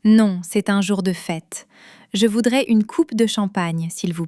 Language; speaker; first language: French; non-native, fluent; English